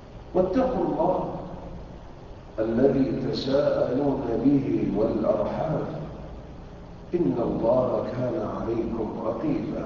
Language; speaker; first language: Arabic; native; Arabic